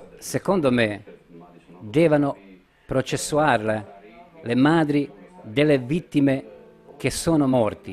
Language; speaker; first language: Italian; non-native, learner; Bosnian